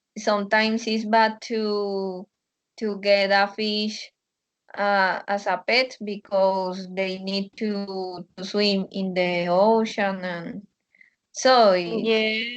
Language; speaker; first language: English; non-native, learner; Spanish